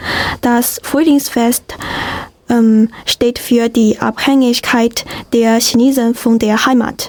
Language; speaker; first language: German; non-native, learner; Chinese